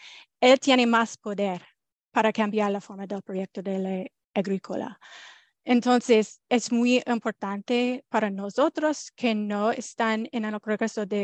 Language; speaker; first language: Spanish; non-native, fluent; English